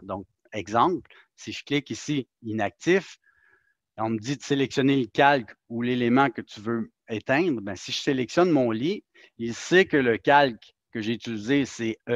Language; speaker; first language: French; native; French